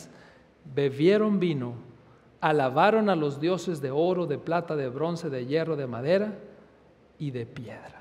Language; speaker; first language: Spanish; native; Spanish